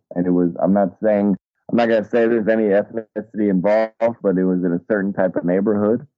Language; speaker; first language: English; native; English